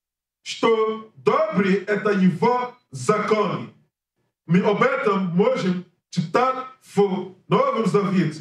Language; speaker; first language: Russian; non-native, learner; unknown